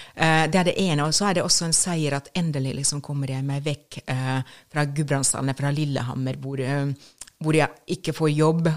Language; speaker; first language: Norwegian; non-native, fluent; Finnish